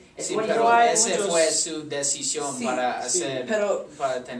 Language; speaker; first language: Spanish; non-native, learner; English